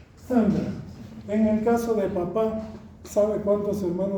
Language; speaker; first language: Spanish; native; Spanish